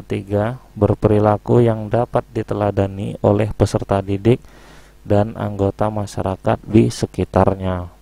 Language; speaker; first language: Indonesian; native; Indonesian